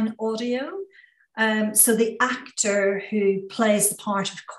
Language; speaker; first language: English; native; English